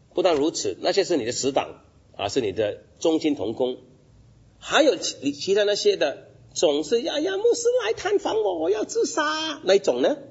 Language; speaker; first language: Chinese; non-native, local second language; Cantonese